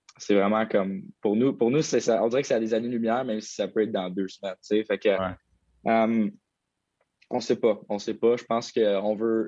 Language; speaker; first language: French; native; French